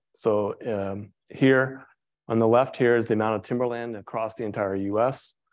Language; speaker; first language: English; native; English